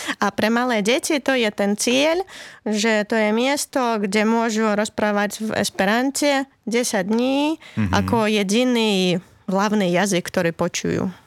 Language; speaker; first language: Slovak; non-native, fluent; Russian